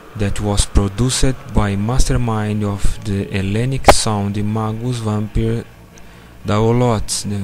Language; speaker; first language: English; non-native, learner; Portuguese